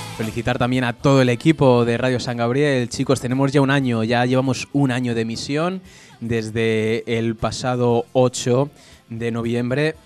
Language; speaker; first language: Spanish; native; Spanish